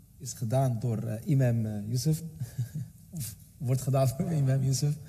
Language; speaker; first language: Dutch; native; Dutch